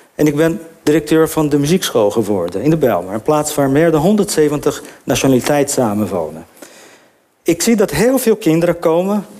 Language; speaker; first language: Dutch; non-native, fluent; Portuguese